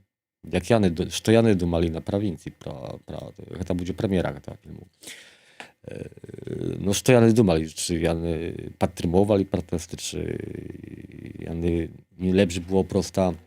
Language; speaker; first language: Polish; non-native, local second language; Belarusian